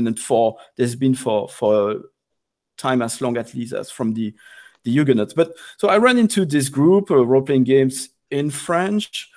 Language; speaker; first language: English; non-native, fluent; French